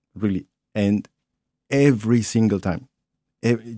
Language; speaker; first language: English; non-native, fluent; French